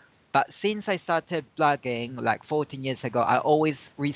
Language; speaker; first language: English; non-native, local second language; Filipino